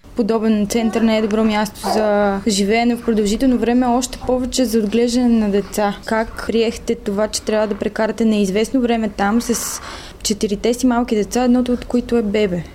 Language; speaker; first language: Bulgarian; native; Bulgarian